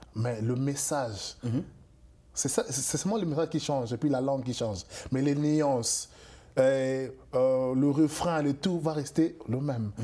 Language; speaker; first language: French; non-native, local second language; Lingala